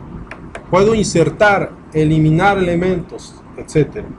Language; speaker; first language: Spanish; native; Spanish